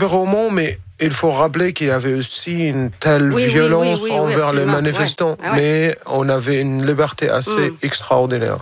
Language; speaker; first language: French; non-native, fluent; Arabic